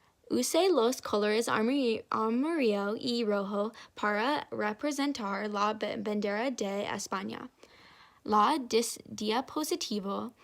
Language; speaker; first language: Spanish; non-native, learner; English